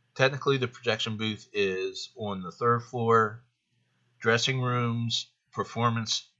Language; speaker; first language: English; native; English